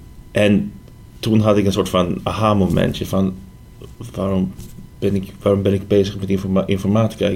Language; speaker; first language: Dutch; non-native, fluent; Swedish